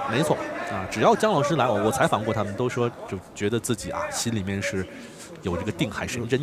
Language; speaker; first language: Chinese; native; Chinese